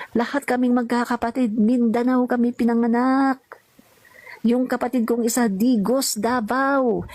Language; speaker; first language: Filipino; non-native, local second language; Cebuano